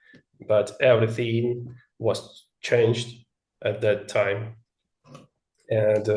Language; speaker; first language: English; non-native, learner; Russian